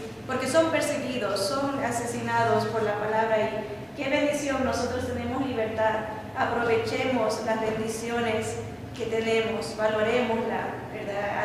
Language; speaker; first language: Spanish; native; Spanish